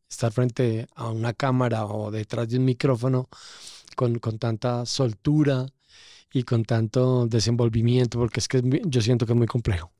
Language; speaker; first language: Spanish; native; Spanish